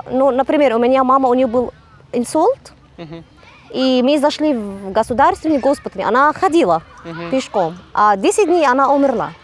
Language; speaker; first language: Russian; non-native, fluent; Arabic